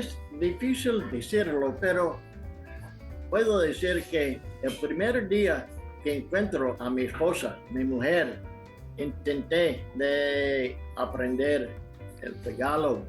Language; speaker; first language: Spanish; non-native, fluent; English